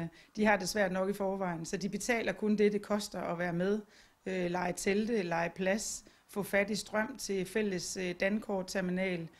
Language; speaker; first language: Danish; native; Danish